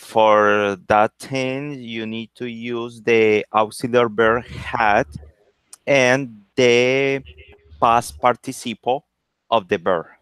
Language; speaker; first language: English; non-native, learner; Spanish